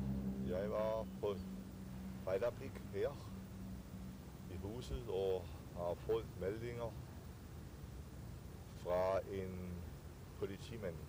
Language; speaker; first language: Danish; non-native, fluent; German